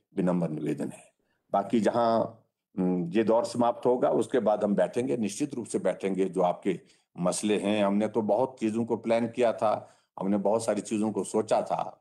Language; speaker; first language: Hindi; native; Hindi